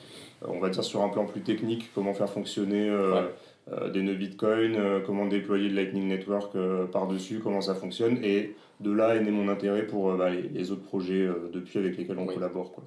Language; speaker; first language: French; native; French